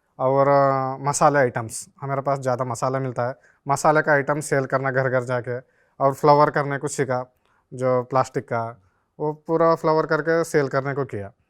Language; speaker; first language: Hindi; non-native, local second language; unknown